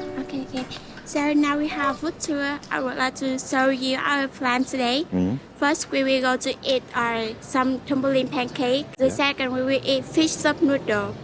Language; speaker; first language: English; non-native, learner; Vietnamese